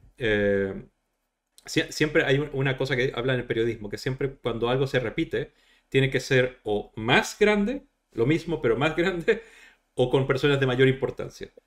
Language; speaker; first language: Spanish; native; Spanish